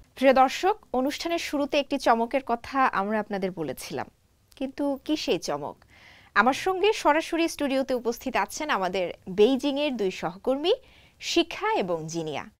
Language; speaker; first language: Bangla; native; Bangla